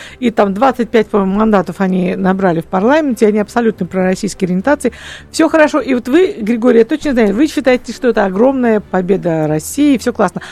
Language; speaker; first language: Russian; native; Russian